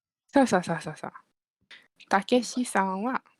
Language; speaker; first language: Japanese; non-native, learner; Malay